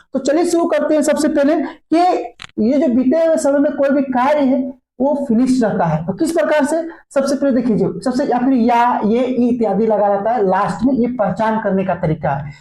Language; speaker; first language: Hindi; native; Hindi